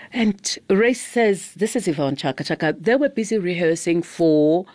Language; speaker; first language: English; non-native, local second language; Zulu